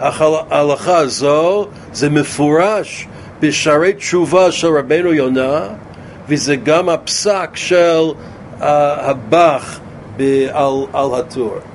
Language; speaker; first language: Hebrew; non-native, fluent; English